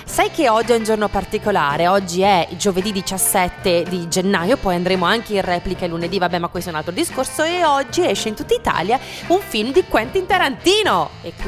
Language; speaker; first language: Italian; native; Italian